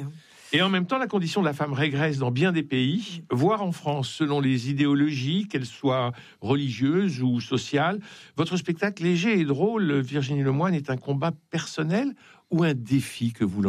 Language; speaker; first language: French; native; French